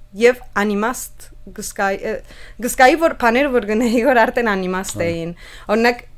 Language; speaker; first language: Armenian; early bilingual, heritage; Armenian